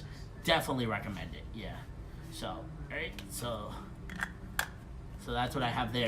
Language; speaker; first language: English; native; English